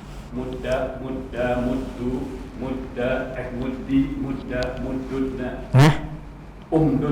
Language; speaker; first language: Arabic; non-native, learner; Indonesian